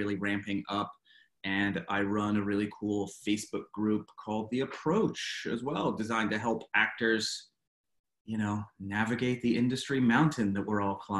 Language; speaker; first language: English; native; English